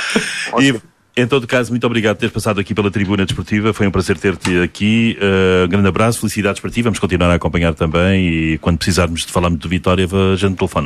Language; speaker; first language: Portuguese; native; Portuguese